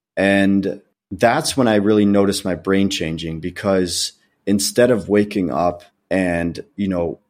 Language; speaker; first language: English; non-native, fluent; Dutch